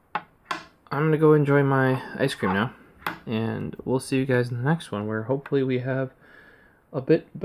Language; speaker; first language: English; native; English